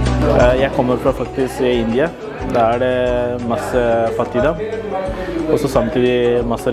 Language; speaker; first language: Norwegian; non-native, fluent; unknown